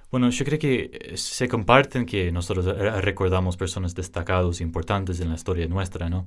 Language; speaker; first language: Spanish; early bilingual, heritage; English